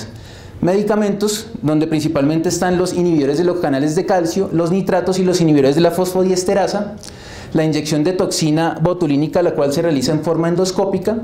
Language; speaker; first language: Spanish; native; Spanish